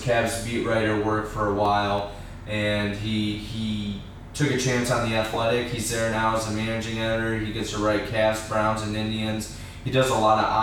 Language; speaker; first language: English; native; English